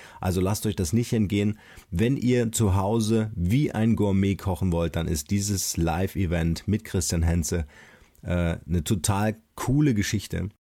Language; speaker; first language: German; native; German